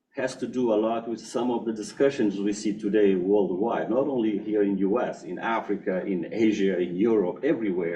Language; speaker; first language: English; non-native, fluent; Portuguese